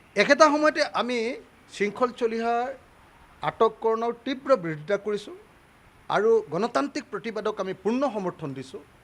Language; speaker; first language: Assamese; native; Assamese